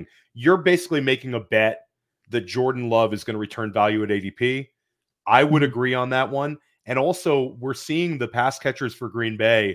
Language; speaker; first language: English; native; English